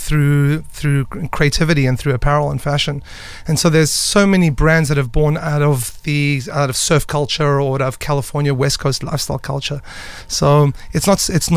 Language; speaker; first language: English; native; English